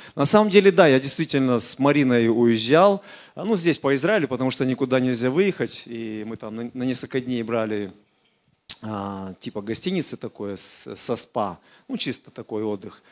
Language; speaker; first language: Russian; native; Russian